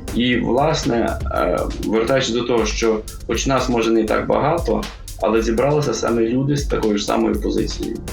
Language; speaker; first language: Ukrainian; native; Ukrainian